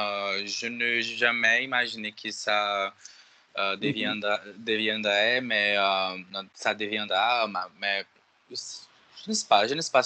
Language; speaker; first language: French; non-native, learner; Portuguese